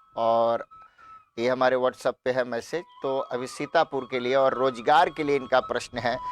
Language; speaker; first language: Hindi; native; Hindi